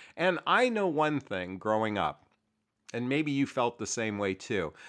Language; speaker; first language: English; native; English